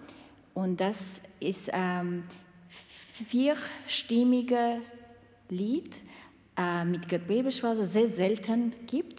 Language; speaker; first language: German; non-native, learner; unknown